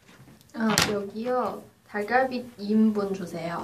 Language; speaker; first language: Korean; non-native, learner; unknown